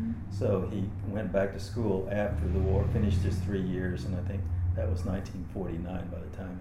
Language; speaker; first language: English; native; English